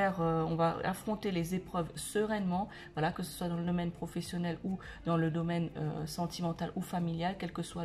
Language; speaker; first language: French; native; French